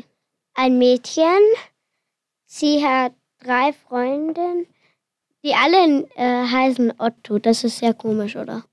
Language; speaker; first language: German; non-native, learner; Finnish